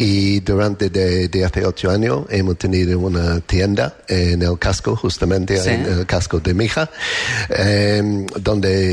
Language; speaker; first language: Spanish; non-native, learner; English